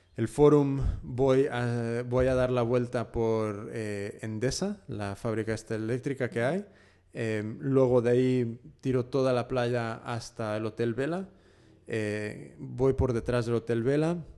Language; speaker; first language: Spanish; early bilingual, heritage; Spanish